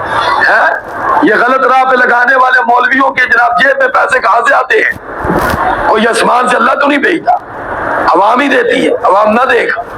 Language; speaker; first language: Urdu; native; Urdu